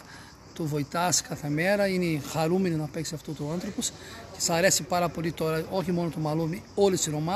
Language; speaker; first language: Greek; non-native, learner; Portuguese